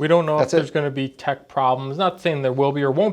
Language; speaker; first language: English; native; English